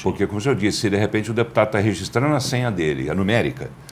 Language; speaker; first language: Portuguese; native; Portuguese